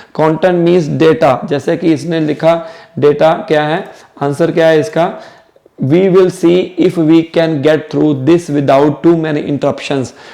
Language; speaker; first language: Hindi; non-native, local second language; Punjabi